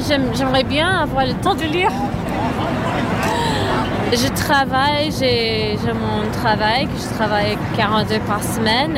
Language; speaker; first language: French; non-native, fluent; English